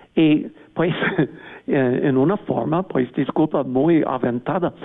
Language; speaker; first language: Spanish; non-native, fluent; English